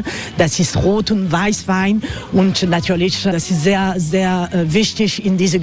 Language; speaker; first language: German; non-native, learner; French